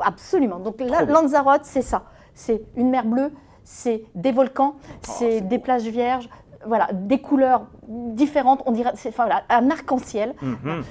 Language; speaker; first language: French; native; French